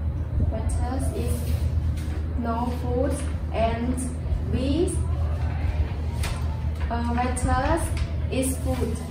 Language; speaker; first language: English; non-native, learner; Khmer